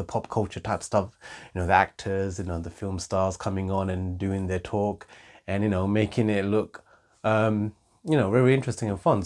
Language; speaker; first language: English; native; English